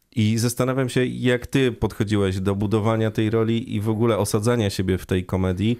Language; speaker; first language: Polish; native; Polish